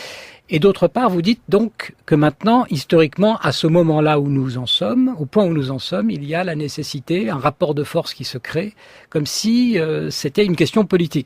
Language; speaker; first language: French; native; French